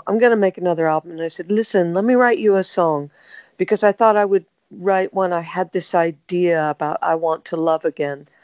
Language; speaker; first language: English; native; English